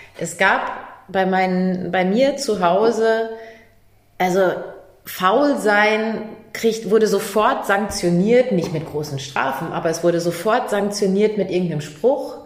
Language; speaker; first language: German; native; German